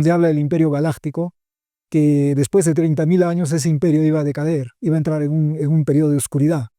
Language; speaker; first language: Spanish; native; Spanish